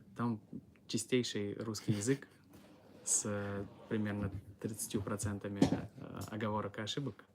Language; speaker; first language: Russian; native; Russian